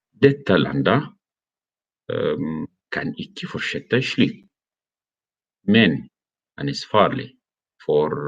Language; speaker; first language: Norwegian; non-native, learner; Arabic